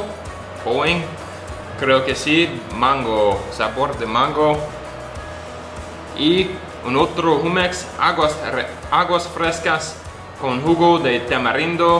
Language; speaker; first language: Spanish; non-native, learner; English